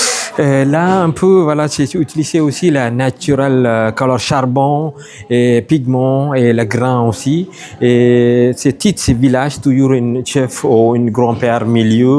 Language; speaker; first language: French; non-native, learner; Tamil